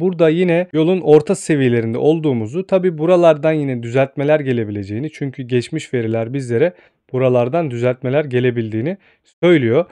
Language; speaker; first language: Turkish; native; Turkish